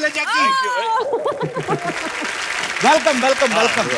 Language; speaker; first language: Hindi; native; Hindi